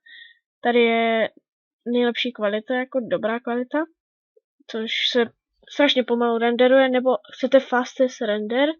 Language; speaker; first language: Czech; native; Czech